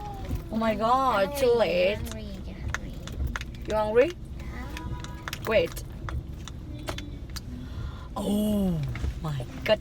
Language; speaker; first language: English; non-native, learner; Vietnamese